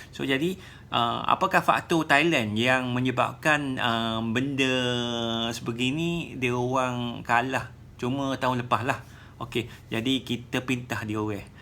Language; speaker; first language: Malay; native; Malay